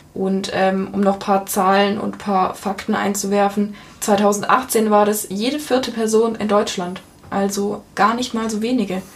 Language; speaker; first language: German; native; German